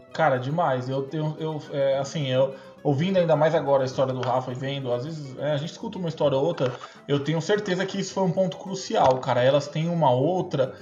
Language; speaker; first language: Portuguese; native; Portuguese